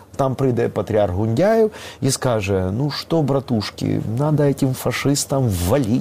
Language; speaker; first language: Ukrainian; non-native, local second language; Russian